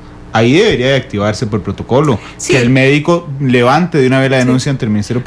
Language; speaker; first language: Spanish; native; Spanish